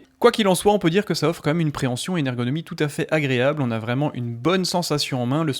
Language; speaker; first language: French; native; French